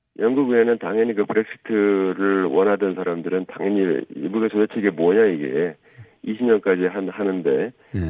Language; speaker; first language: Korean; native; Korean